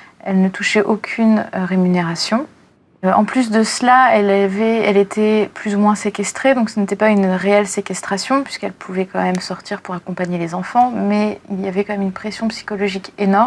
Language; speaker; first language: French; native; French